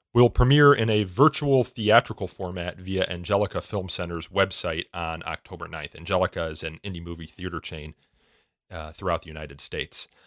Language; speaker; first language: English; native; English